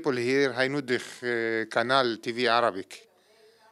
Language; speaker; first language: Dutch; non-native, learner; Arabic